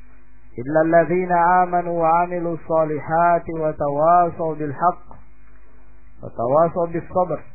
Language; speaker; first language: Arabic; non-native, fluent; Indonesian